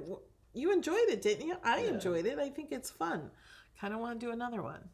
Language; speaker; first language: English; native; English